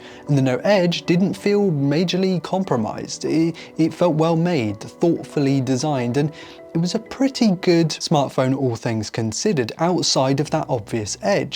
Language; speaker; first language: English; native; English